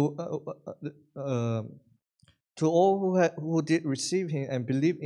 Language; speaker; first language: English; non-native, fluent; Korean